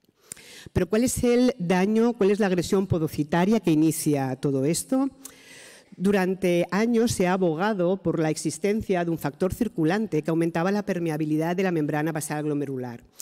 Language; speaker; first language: Spanish; native; Spanish